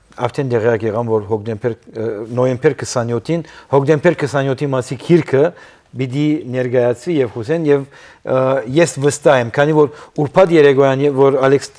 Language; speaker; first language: Armenian; early bilingual, heritage; Armenian